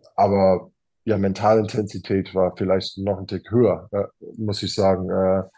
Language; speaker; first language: German; non-native, fluent; English